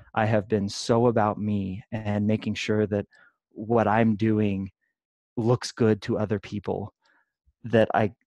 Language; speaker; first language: English; native; English